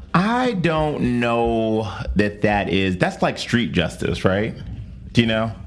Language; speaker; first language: English; native; English